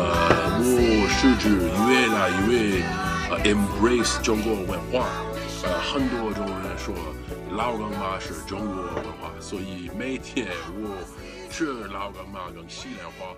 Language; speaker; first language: Chinese; non-native, learner; English